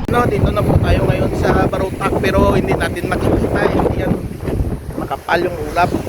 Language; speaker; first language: Filipino; native; Filipino